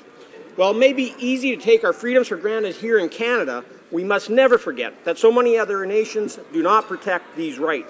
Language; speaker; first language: English; native; English